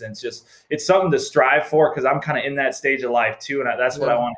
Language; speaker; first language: English; native; English